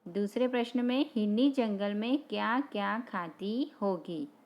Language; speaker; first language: Hindi; non-native, local second language; Gujarati